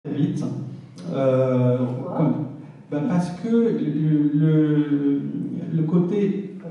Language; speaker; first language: French; early bilingual, other home language; Arabic